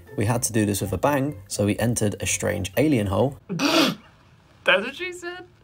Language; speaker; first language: English; native; English